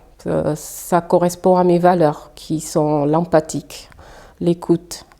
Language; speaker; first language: French; early bilingual, other home language; Fula